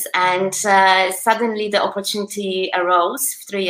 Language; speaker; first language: English; non-native, fluent; Polish